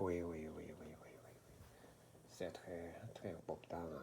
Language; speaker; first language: French; non-native, learner; Korean